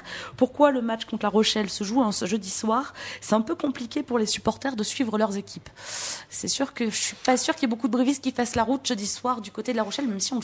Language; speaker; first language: French; native; French